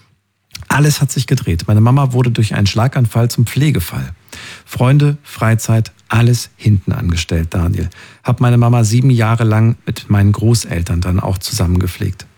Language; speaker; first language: German; native; German